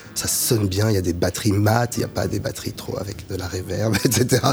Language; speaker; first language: French; native; French